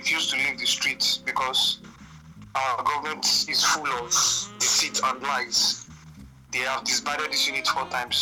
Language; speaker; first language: English; non-native, local second language; Igbo